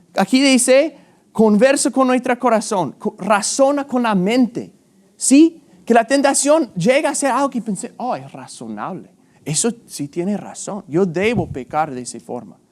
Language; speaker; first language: Spanish; non-native, fluent; English